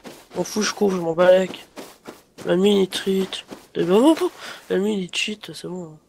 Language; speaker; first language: French; native; French